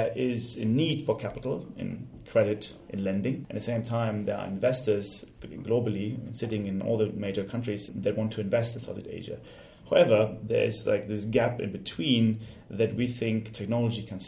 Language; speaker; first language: English; non-native, fluent; German